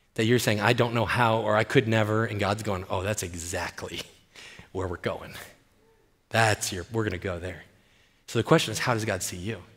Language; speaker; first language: English; native; English